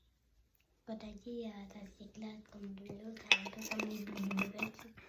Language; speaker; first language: French; native; French